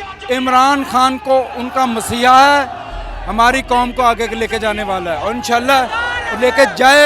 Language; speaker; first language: Urdu; non-native, local second language; Punjabi